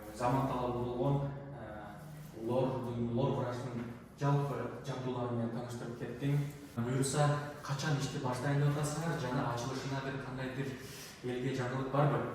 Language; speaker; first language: Kyrgyz; non-native, local second language; Uzbek